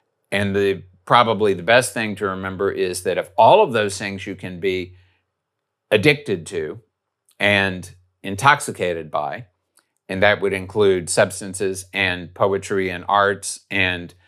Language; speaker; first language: English; native; English